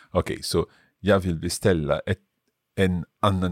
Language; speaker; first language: Swedish; non-native, learner; English